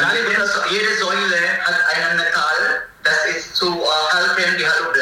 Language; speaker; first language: German; non-native, learner; Filipino